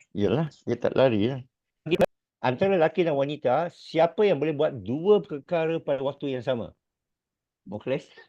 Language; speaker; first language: Malay; non-native, local second language; Chinese